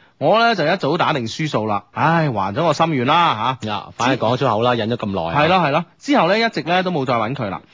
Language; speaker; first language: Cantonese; native; Cantonese